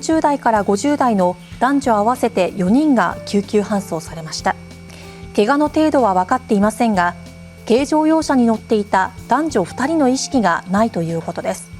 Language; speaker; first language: Japanese; native; Japanese